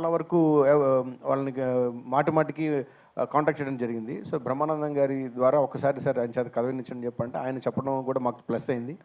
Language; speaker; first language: Telugu; native; Telugu